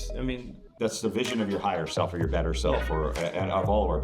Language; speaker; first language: English; native; English